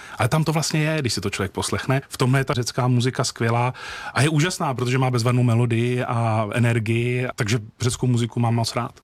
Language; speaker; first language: Czech; native; Czech